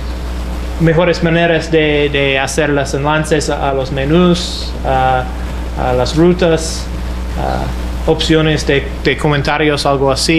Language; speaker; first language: Spanish; non-native, fluent; English